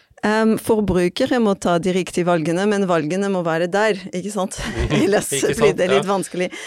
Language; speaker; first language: Norwegian; non-native, fluent; French